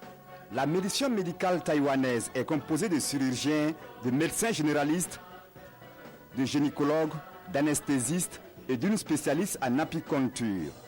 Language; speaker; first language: French; native; French